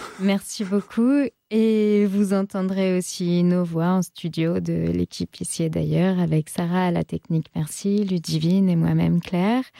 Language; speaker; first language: French; native; French